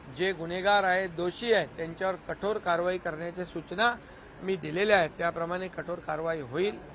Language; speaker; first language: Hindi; non-native, local second language; Marathi